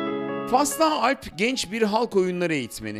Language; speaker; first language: Turkish; native; Turkish